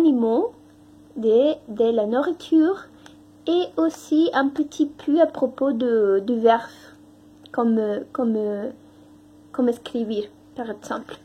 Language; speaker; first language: French; non-native, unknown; Spanish